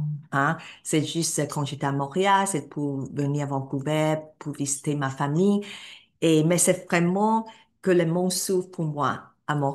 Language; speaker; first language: French; non-native, fluent; Cantonese